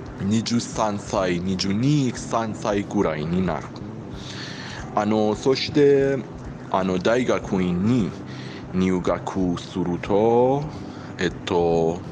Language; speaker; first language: Japanese; non-native, learner; Persian